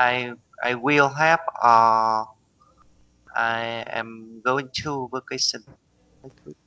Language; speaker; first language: English; non-native, learner; Vietnamese